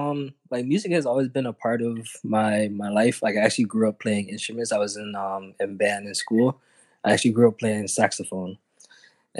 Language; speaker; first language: English; native; English